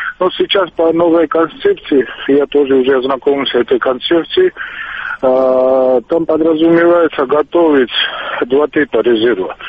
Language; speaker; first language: Russian; non-native, local second language; Georgian